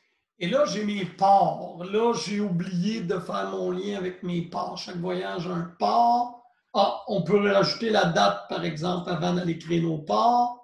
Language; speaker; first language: French; native; French